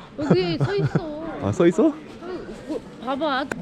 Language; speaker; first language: Korean; non-native, fluent; French